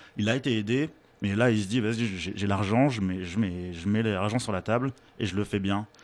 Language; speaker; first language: French; native; French